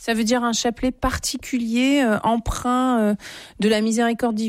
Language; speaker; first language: French; native; French